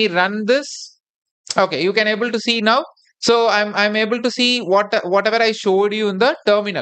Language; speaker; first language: English; non-native, local second language; Tamil